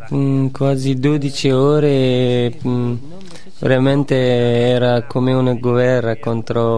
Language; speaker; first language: Italian; non-native, learner; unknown